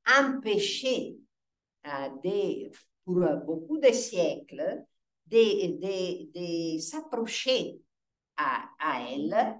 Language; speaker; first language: French; non-native, fluent; Italian